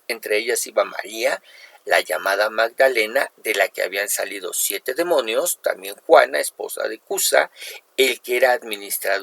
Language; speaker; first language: Spanish; native; Spanish